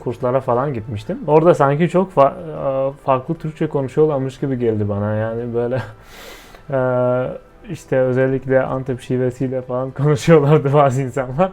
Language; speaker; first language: Turkish; non-native, fluent; Kyrgyz